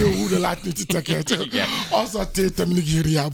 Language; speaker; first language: Hungarian; non-native, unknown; Yoruba